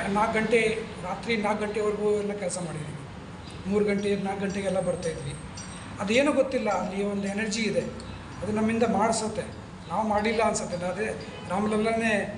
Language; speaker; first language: Kannada; non-native, local second language; Hindi